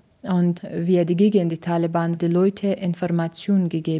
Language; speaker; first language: German; non-native, learner; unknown